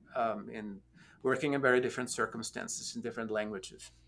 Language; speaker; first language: English; non-native, fluent; Norwegian